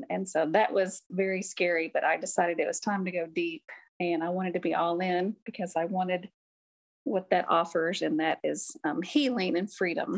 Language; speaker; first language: English; native; English